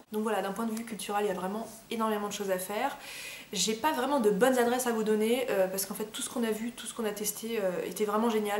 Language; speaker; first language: French; native; French